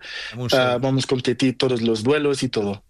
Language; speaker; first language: Spanish; non-native, learner; Portuguese